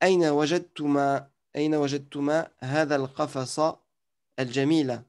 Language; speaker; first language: Arabic; non-native, fluent; French